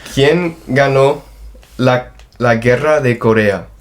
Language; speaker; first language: Spanish; non-native, fluent; English